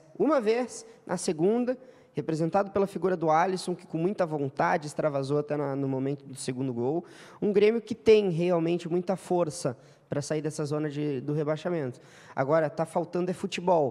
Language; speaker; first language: Portuguese; native; Portuguese